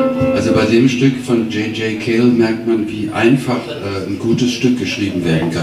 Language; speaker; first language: German; native; German